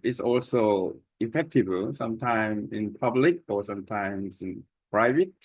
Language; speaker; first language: English; non-native, learner; Korean